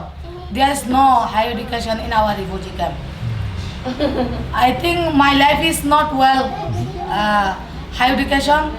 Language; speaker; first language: English; non-native, learner; Rohingya